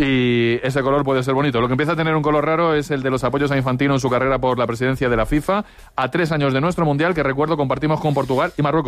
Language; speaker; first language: Spanish; native; Spanish